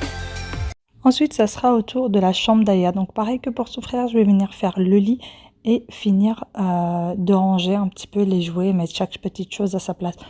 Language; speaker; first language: French; native; French